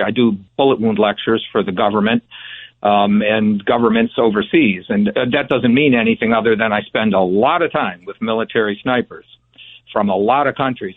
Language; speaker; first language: English; native; English